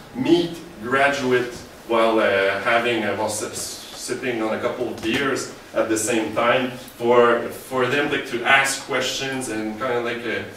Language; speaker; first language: English; native; English